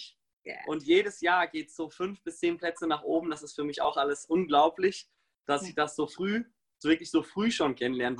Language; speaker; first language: German; native; German